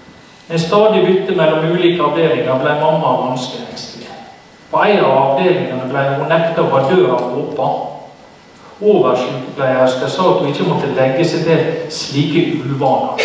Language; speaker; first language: Norwegian; native; Norwegian